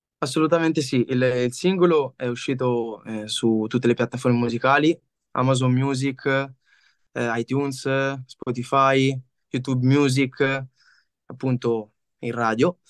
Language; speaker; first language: Italian; native; Italian